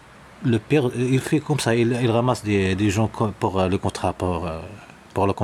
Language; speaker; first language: French; non-native, local second language; Arabic